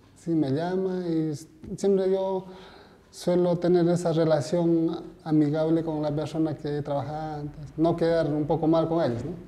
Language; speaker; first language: Spanish; native; Spanish